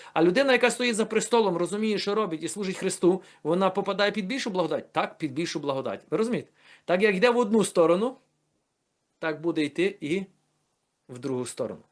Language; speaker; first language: Ukrainian; native; Ukrainian